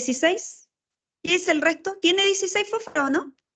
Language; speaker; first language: Spanish; native; Spanish